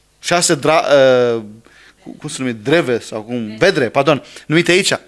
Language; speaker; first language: Romanian; non-native, fluent; English